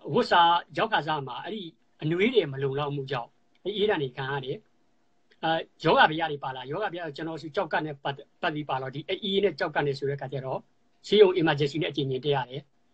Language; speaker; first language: Burmese; native; Burmese